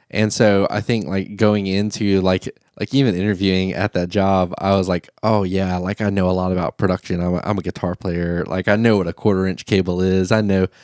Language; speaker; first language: English; native; English